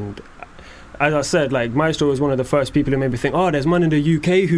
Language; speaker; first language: English; native; English